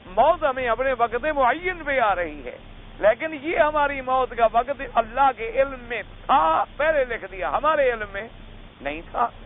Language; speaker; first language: Urdu; native; Urdu